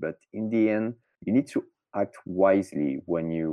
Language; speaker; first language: English; non-native, fluent; French